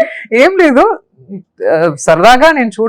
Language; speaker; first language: Telugu; non-native, local second language; Tamil